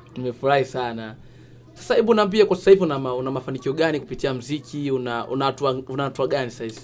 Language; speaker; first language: Swahili; native; Swahili